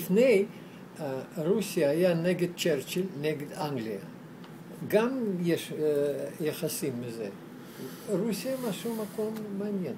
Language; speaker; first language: Hebrew; non-native, learner; Russian